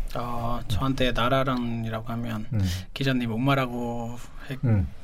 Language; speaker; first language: Korean; non-native, fluent; Arabic